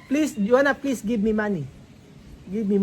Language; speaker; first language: English; non-native, learner; Filipino